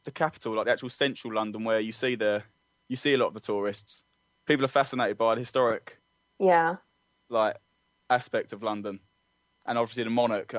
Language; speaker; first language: English; native; English